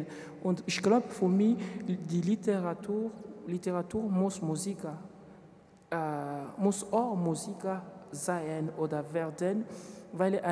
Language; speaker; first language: German; non-native, learner; French